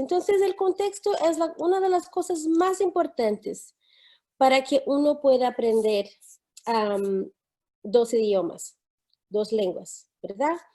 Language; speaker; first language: Spanish; non-native, fluent; English